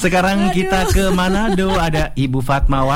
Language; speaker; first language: Indonesian; native; Indonesian